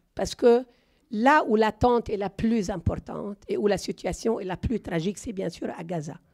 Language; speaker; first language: French; non-native, local second language; Arabic